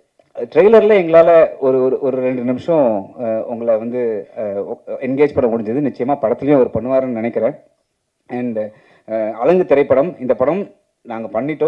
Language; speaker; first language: Tamil; native; Tamil